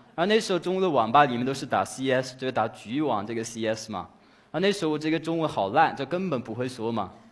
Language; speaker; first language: Chinese; non-native, fluent; English